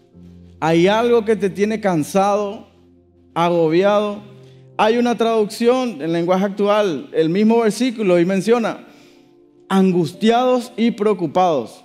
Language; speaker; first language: Spanish; native; Spanish